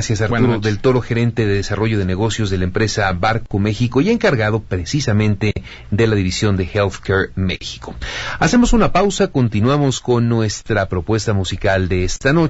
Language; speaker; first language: Spanish; native; Spanish